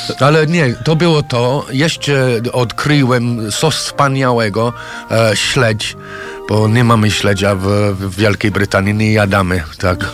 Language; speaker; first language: Polish; non-native, fluent; English